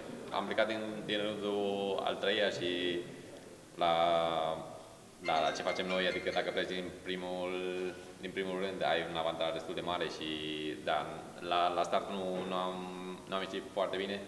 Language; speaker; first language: Romanian; early bilingual, heritage; Romanian